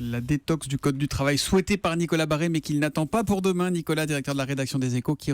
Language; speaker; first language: French; native; French